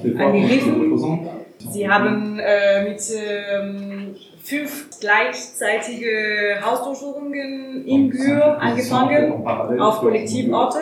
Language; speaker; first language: German; non-native, learner; French